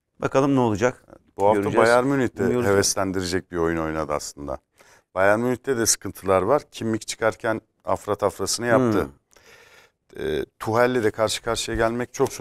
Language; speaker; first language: Turkish; native; Turkish